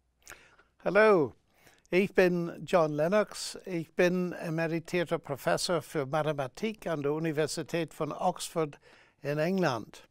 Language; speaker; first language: German; non-native, fluent; English